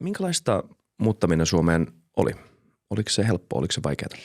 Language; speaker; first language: Finnish; native; Finnish